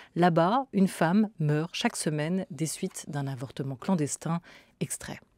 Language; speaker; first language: French; native; French